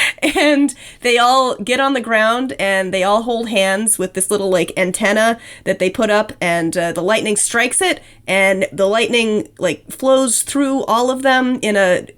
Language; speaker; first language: English; native; English